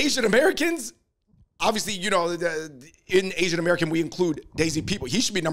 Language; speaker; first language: English; native; English